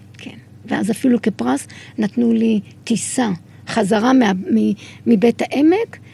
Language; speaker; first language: Hebrew; early bilingual, other home language; Arabic